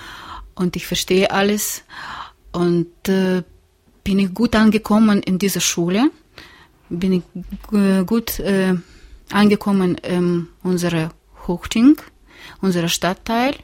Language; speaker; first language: German; non-native, learner; Russian